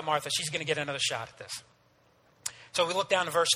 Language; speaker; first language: English; native; English